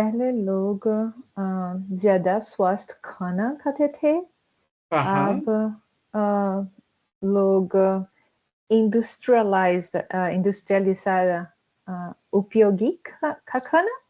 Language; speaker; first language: Hindi; non-native, learner; Portuguese